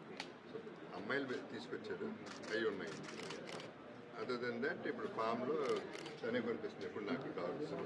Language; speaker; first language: Telugu; native; Telugu